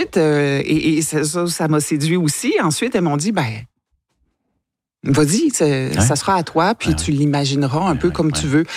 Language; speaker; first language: French; native; French